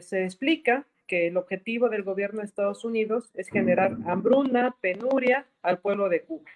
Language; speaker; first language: Spanish; native; Spanish